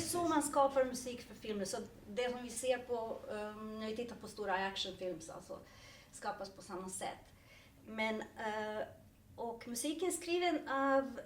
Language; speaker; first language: Swedish; non-native, fluent; Serbian